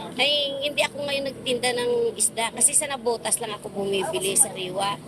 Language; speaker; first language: Filipino; non-native, local second language; Hiligaynon